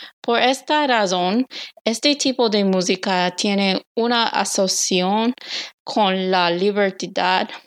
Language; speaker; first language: Spanish; non-native, learner; English